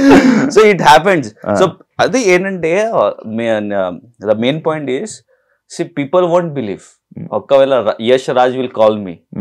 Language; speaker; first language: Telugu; non-native, learner; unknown